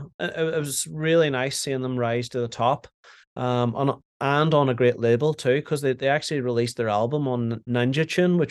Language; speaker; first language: English; native; English